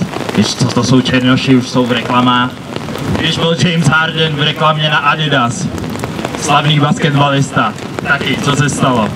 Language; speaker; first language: Czech; early bilingual, other home language; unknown